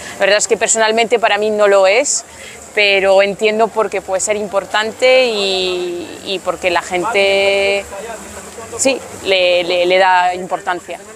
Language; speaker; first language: Spanish; non-native, fluent; French